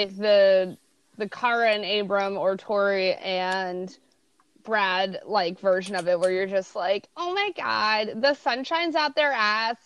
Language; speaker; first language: English; native; English